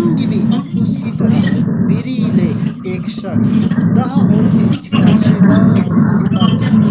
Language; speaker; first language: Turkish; non-native, fluent; Urdu